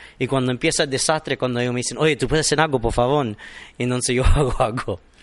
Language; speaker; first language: Spanish; early bilingual, heritage; Spanish